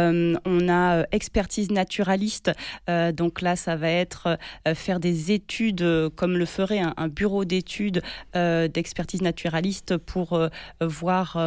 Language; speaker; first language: French; native; French